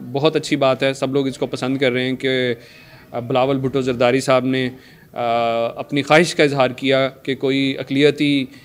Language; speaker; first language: Urdu; native; Urdu